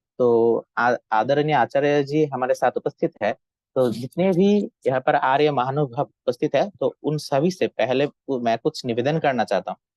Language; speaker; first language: Hindi; non-native, fluent; Bangla